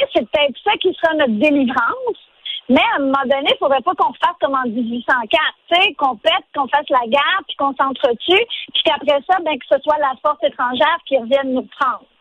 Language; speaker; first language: French; native; French